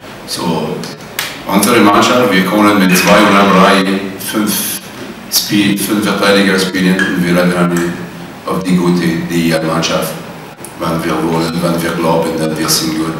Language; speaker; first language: German; non-native, learner; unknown